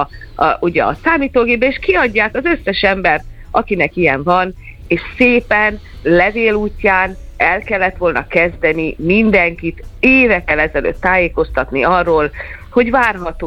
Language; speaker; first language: Hungarian; native; Hungarian